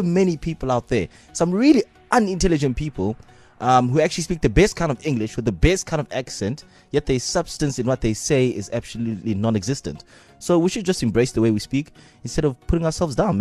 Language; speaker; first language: English; non-native, local second language; Xhosa